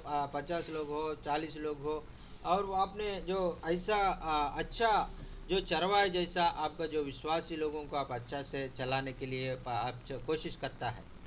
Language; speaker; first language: Hindi; non-native, local second language; Telugu